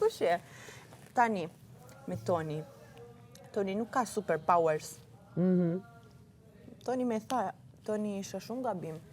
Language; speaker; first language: Albanian; early bilingual, heritage; Italian